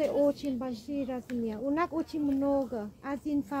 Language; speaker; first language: Russian; non-native, learner; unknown